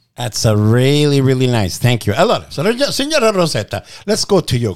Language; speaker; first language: English; early bilingual, other home language; Italian